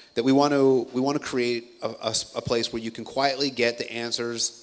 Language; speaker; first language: English; native; English